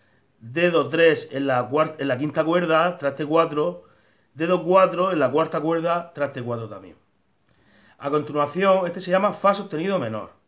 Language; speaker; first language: Spanish; native; Spanish